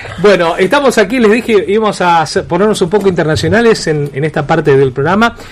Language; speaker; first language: Spanish; native; Spanish